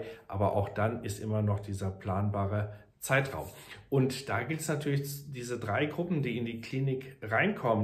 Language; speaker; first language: German; native; German